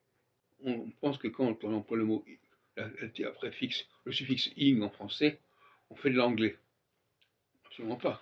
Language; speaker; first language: French; native; French